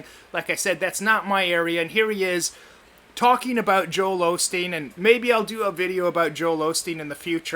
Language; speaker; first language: English; native; English